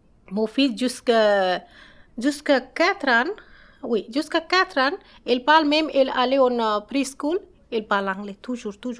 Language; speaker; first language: French; non-native, learner; Bangla